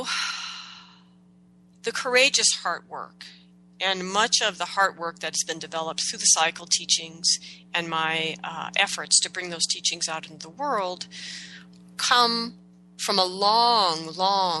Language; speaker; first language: English; native; English